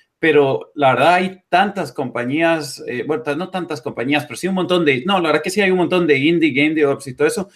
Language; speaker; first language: Spanish; native; Spanish